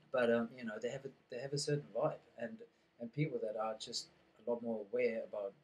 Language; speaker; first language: English; non-native, fluent; German